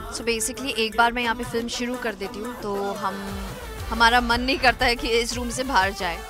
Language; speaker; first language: Hindi; early bilingual, heritage; Hindi